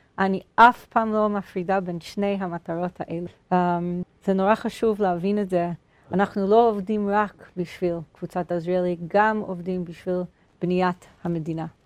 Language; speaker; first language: Hebrew; non-native, fluent; English